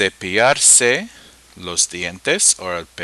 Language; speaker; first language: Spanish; non-native, fluent; English